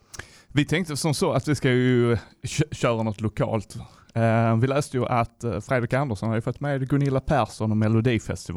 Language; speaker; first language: Swedish; native; Swedish